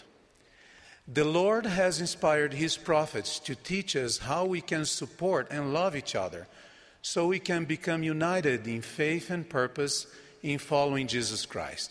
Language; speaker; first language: English; non-native, fluent; Portuguese